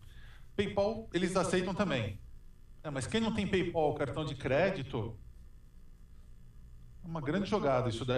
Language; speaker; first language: Portuguese; native; Portuguese